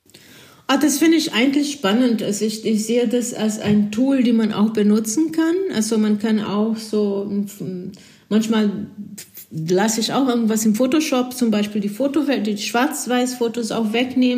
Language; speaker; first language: German; non-native, fluent; Portuguese